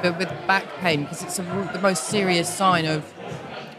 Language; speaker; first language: English; native; English